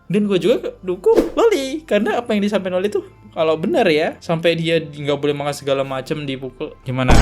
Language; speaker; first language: Indonesian; native; Indonesian